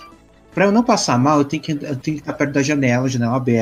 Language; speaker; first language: Portuguese; native; Portuguese